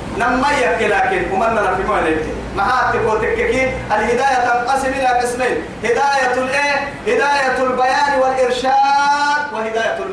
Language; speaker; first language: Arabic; non-native, fluent; Afar